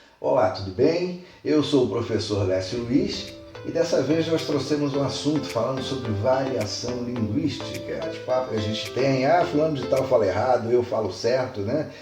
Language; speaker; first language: Portuguese; native; Portuguese